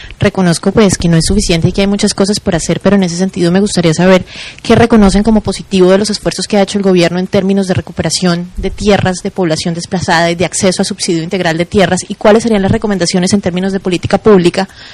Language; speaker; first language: Spanish; native; Spanish